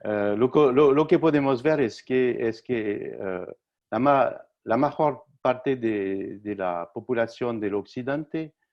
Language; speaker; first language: Spanish; non-native, learner; French